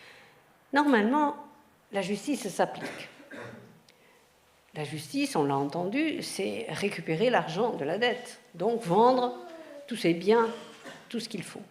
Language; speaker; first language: French; native; French